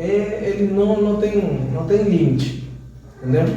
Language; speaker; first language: Portuguese; non-native, fluent; Spanish